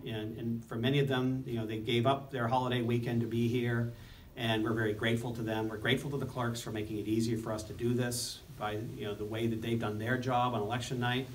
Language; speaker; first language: English; native; English